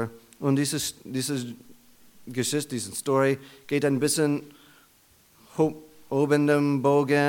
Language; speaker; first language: German; non-native, learner; English